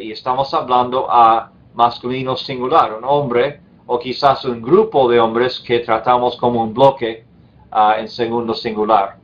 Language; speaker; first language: Spanish; non-native, fluent; English